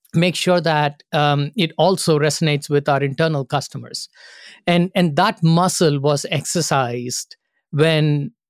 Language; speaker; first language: English; non-native, local second language; Tamil